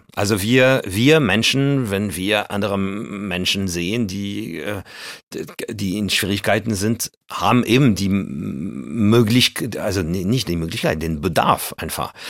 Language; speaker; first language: German; non-native, fluent; French